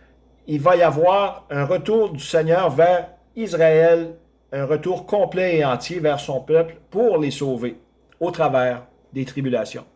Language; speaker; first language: French; native; French